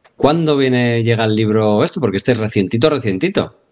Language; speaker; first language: Spanish; native; Spanish